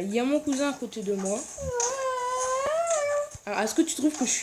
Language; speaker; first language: French; native; French